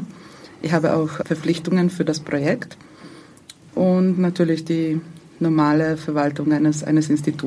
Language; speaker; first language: German; non-native, fluent; Croatian